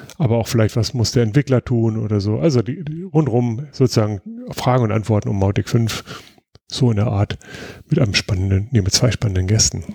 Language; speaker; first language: German; native; German